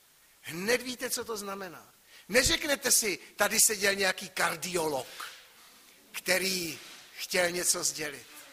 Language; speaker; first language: Czech; native; Czech